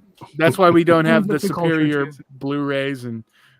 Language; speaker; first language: English; native; English